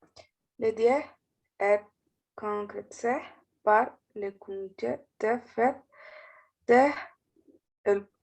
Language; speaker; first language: French; non-native, learner; Spanish